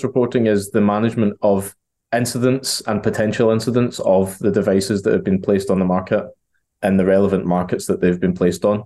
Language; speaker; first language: English; native; English